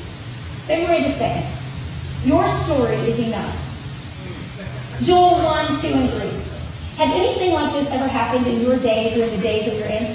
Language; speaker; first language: English; native; English